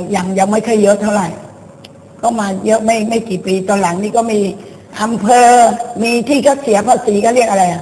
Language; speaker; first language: Thai; early bilingual, other home language; Chinese